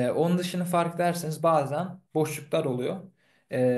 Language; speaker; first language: Turkish; early bilingual, heritage; Turkish